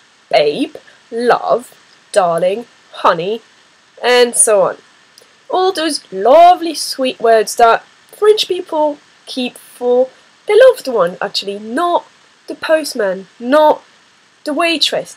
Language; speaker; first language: English; non-native, fluent; French